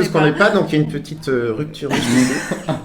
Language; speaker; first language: French; native; French